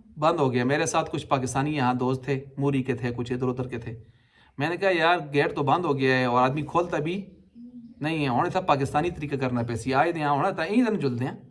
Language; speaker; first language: Urdu; non-native, local second language; Punjabi